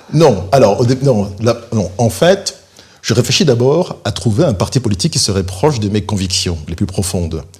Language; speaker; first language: French; early bilingual, other home language; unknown